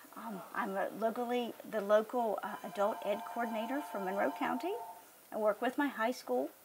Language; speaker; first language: English; native; English